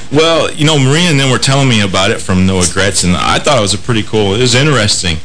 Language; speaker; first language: English; native; English